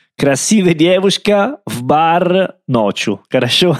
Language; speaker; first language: Russian; non-native, learner; Italian